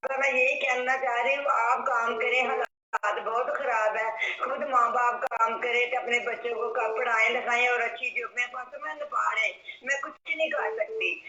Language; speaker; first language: Urdu; non-native, local second language; Punjabi